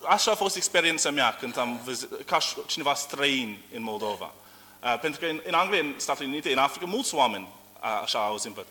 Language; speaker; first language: Romanian; non-native, learner; English